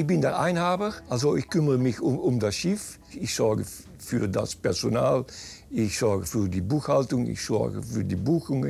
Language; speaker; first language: German; non-native, fluent; Dutch